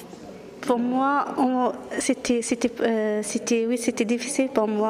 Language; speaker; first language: French; non-native, learner; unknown